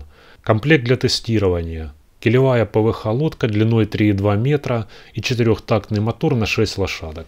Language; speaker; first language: Russian; native; Russian